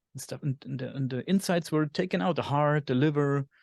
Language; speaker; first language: English; non-native, fluent; German